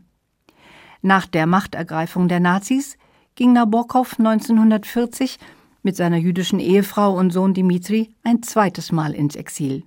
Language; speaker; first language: German; native; German